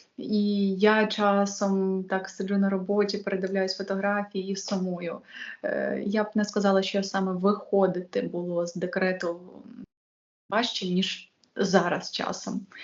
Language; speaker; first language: Ukrainian; native; Ukrainian